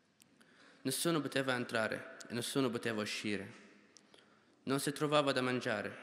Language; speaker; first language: Italian; non-native, fluent; Arabic